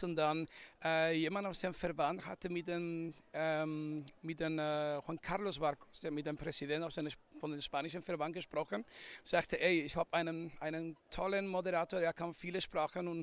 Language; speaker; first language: German; non-native, fluent; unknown